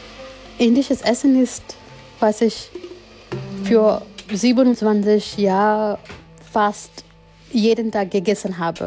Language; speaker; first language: German; non-native, learner; Gujarati